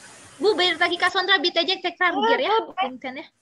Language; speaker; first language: Turkish; non-native, fluent; Indonesian